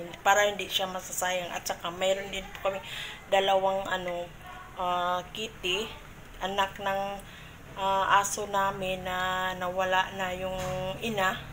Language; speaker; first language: Filipino; non-native, local second language; Cebuano